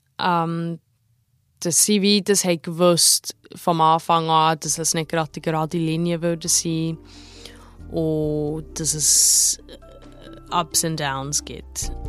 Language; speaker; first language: German; early bilingual, heritage; German